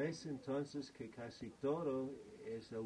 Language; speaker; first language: Spanish; non-native, fluent; English